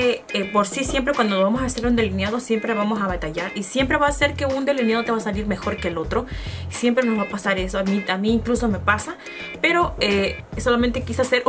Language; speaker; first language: Spanish; native; Spanish